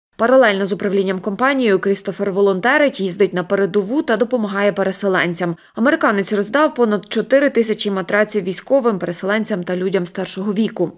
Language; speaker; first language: Ukrainian; native; Ukrainian